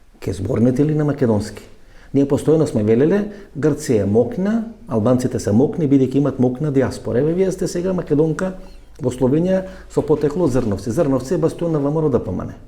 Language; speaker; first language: Macedonian; native; Macedonian